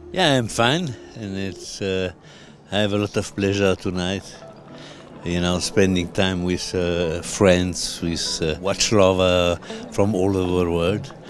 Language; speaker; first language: English; non-native, fluent; French